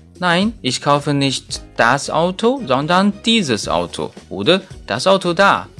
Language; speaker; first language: German; non-native, fluent; Chinese